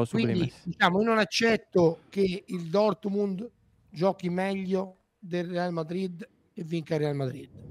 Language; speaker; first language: Italian; native; Italian